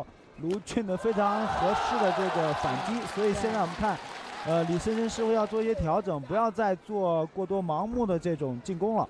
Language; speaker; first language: Chinese; native; Chinese